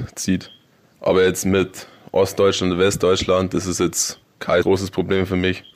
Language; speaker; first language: German; native; German